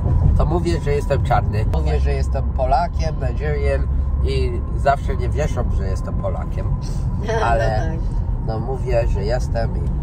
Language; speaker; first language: Polish; early bilingual, heritage; Polish